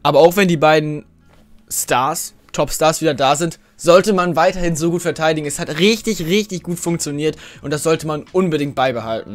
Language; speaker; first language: German; native; German